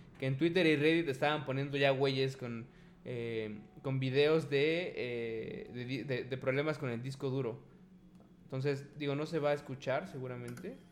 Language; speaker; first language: Spanish; native; Spanish